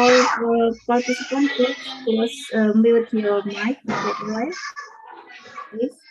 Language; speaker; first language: English; non-native, local second language; Indonesian